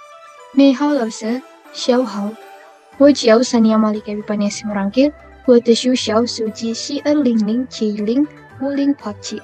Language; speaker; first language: Chinese; non-native, learner; Indonesian